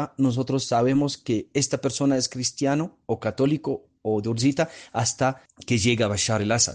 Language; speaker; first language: Spanish; non-native, fluent; Arabic